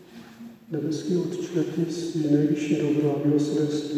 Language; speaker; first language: Czech; native; Czech